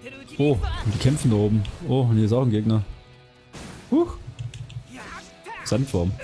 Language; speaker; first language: German; native; German